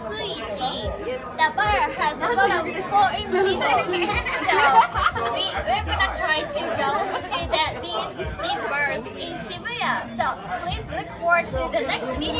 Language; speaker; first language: English; non-native, learner; Japanese